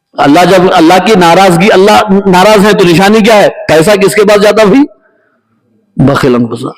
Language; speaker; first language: Urdu; native; Urdu